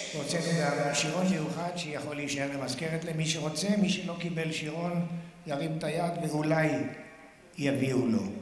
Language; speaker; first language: Hebrew; native; Hebrew